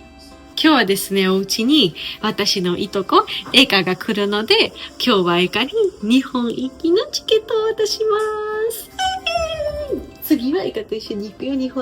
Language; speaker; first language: Japanese; non-native, fluent; Georgian